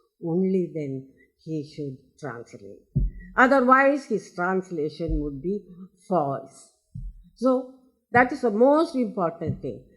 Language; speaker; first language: English; non-native, local second language; Tamil